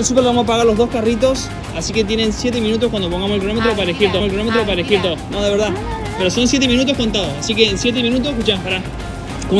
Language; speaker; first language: Spanish; native; Spanish